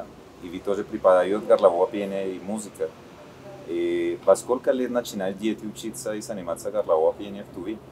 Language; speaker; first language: Russian; non-native, learner; Spanish